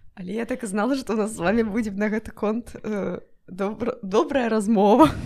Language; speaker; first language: Belarusian; non-native, local second language; Russian